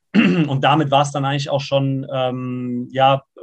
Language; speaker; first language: German; native; German